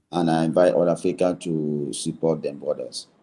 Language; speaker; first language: English; non-native, learner; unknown